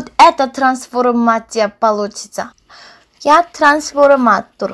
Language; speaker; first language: Russian; non-native, learner; Korean